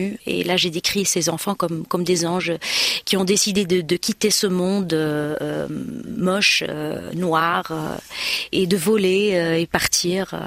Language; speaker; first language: French; non-native, local second language; Arabic